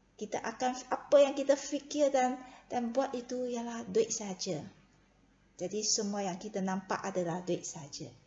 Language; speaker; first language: Malay; non-native, local second language; Chinese